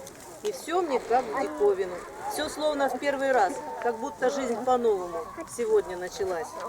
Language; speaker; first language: Russian; native; Russian